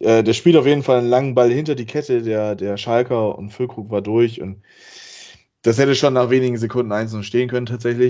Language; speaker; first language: German; native; German